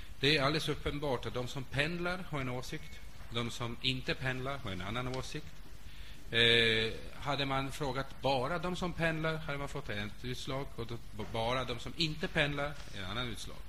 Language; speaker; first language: Swedish; non-native, fluent; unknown